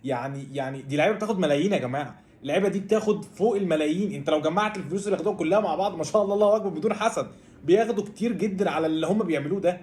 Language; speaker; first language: Arabic; native; Arabic